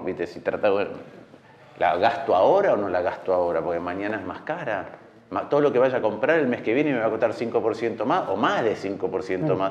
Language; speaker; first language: Spanish; native; Spanish